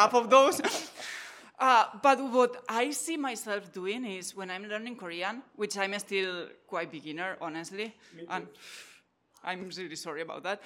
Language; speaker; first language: English; non-native, fluent; Catalan